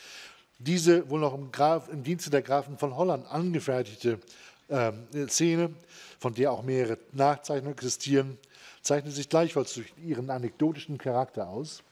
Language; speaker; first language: German; native; German